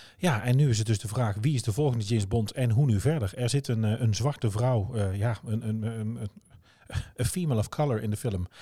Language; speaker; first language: Dutch; native; Dutch